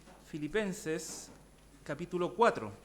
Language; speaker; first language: Spanish; native; Spanish